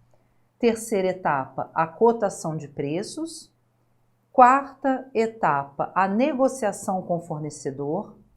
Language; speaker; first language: Portuguese; native; Portuguese